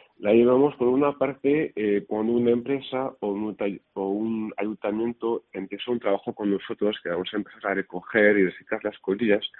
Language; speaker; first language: Spanish; non-native, fluent; French